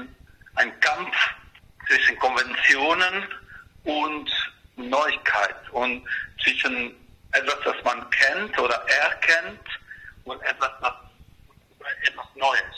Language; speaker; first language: German; non-native, fluent; Spanish